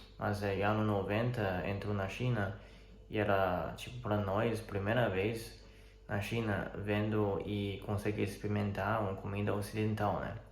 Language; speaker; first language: Portuguese; non-native, fluent; Chinese